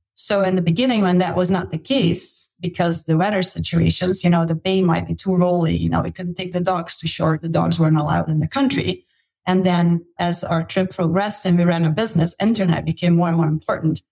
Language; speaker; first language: English; non-native, fluent; Dutch